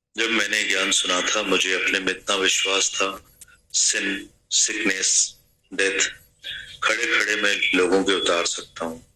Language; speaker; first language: Hindi; non-native, local second language; Sindhi